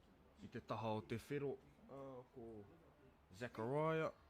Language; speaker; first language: Māori; non-native, local second language; English